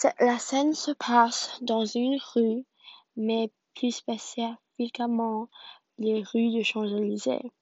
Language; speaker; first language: French; non-native, learner; English